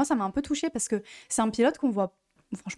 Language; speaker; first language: French; native; French